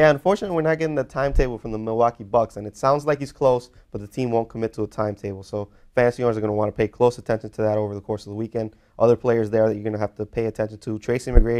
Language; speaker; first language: English; native; English